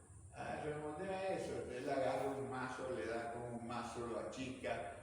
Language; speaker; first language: Spanish; native; Spanish